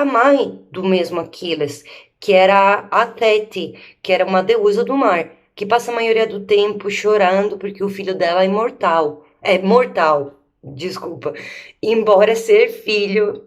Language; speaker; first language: Portuguese; native; Portuguese